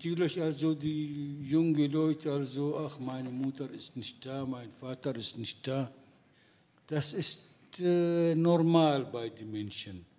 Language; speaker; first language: German; non-native, fluent; Arabic